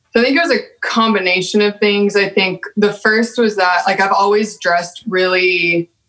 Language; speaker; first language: English; native; English